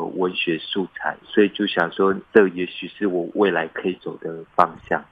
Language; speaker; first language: Chinese; non-native, local second language; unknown